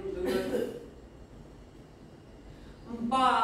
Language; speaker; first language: Vietnamese; non-native, learner; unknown